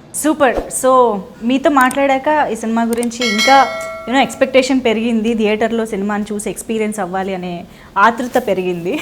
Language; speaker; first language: Telugu; native; Telugu